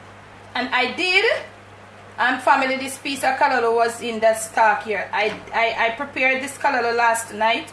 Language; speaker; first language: English; native; English